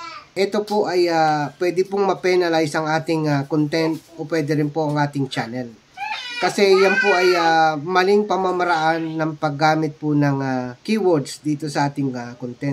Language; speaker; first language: Filipino; native; Filipino